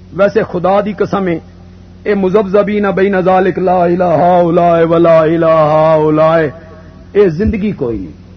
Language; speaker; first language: Urdu; non-native, local second language; Punjabi